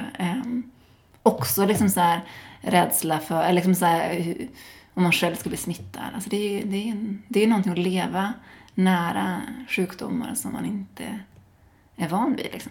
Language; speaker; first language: Swedish; native; Swedish